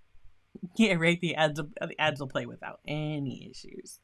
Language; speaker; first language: English; native; English